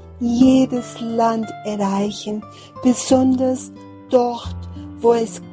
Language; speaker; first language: German; non-native, fluent; Portuguese